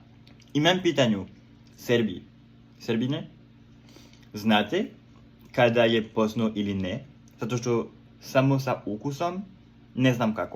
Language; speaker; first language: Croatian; non-native, learner; French